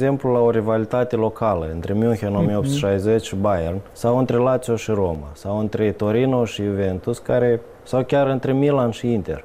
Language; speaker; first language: Romanian; native; Romanian